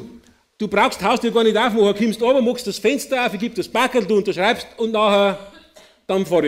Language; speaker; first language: German; native; German